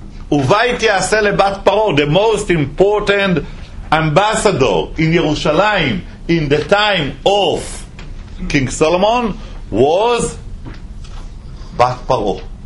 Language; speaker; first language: English; non-native, fluent; Hebrew